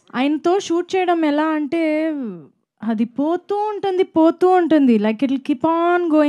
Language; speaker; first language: Telugu; non-native, fluent; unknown